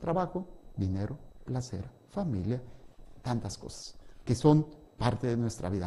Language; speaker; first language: Spanish; native; Spanish